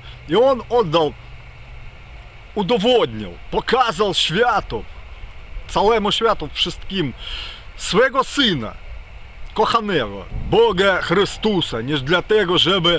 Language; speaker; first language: Polish; non-native, fluent; Ukrainian